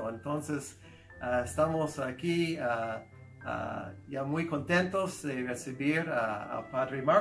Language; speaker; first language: Spanish; non-native, fluent; English